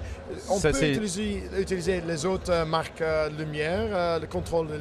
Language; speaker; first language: French; non-native, fluent; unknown